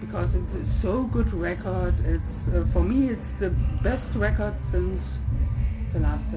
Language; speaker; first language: English; non-native, learner; German